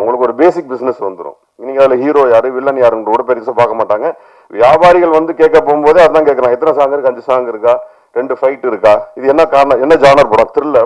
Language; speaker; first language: Tamil; native; Tamil